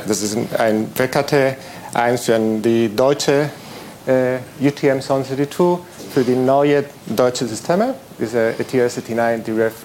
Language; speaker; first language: German; non-native, fluent; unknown